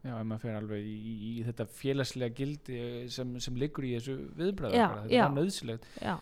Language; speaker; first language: Icelandic; native; Icelandic